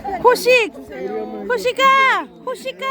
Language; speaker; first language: Korean; non-native, learner; Filipino